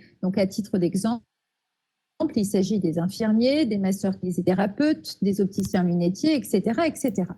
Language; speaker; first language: French; native; French